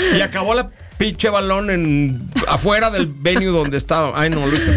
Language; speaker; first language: Spanish; native; Spanish